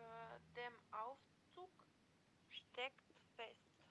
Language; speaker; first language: German; non-native, learner; Macedonian